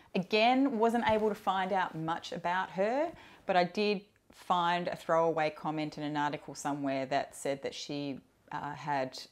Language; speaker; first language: English; native; English